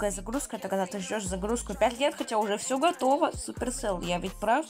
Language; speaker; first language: Russian; native; Russian